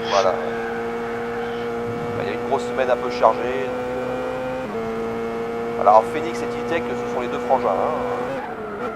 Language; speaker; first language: French; native; French